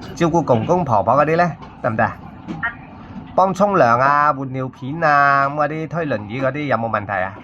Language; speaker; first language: Cantonese; native; Cantonese